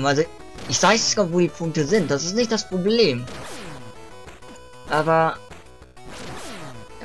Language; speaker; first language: German; native; German